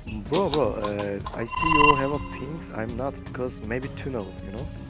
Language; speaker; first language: English; non-native, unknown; Turkish